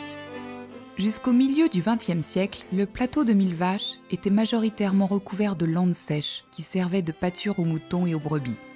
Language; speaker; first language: French; native; French